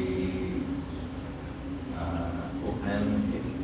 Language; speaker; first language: English; non-native, learner; Shan